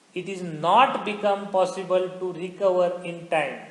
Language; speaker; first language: English; non-native, local second language; Marathi